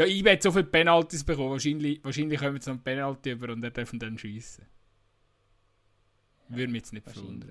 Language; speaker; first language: German; native; German